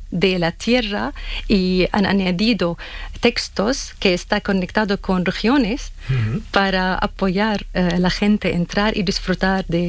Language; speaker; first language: Spanish; non-native, learner; Arabic